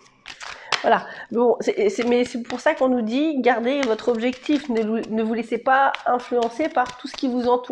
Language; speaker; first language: French; native; French